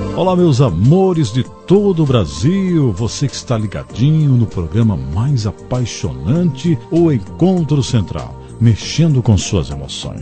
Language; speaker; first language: Portuguese; native; Portuguese